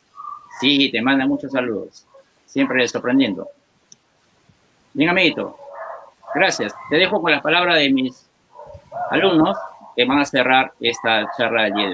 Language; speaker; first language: Spanish; native; Spanish